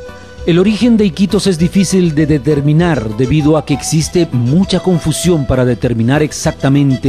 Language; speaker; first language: Spanish; native; Spanish